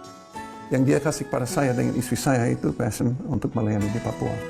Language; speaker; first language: Indonesian; non-native, fluent; English